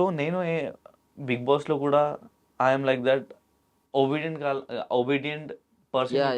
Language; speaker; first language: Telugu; non-native, local second language; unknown